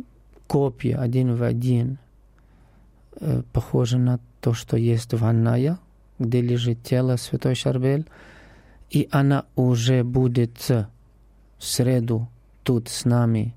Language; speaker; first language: Russian; non-native, learner; Arabic